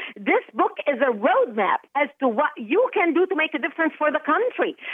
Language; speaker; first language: English; non-native, fluent; Arabic